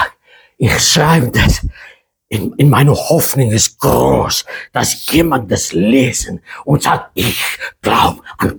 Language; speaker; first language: German; non-native, fluent; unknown